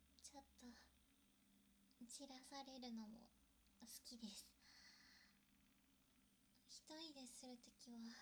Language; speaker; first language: Japanese; native; Japanese